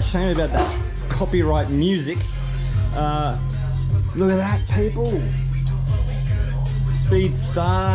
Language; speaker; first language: English; native; English